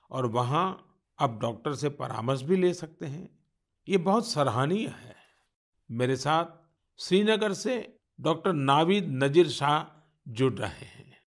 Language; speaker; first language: Hindi; non-native, local second language; Gujarati